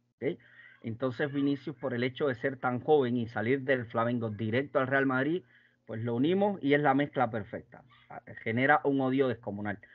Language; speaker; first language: Spanish; native; Spanish